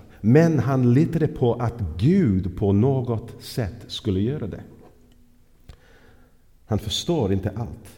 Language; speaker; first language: Swedish; non-native, fluent; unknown